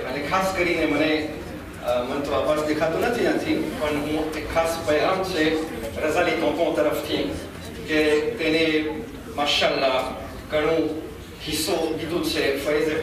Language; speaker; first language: Gujarati; early bilingual, heritage; Gujarati